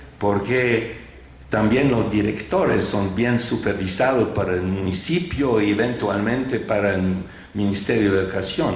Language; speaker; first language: Spanish; non-native, fluent; English